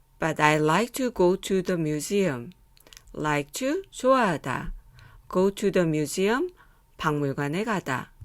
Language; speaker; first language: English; non-native, fluent; Korean